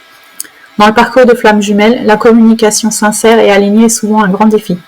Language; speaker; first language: French; native; French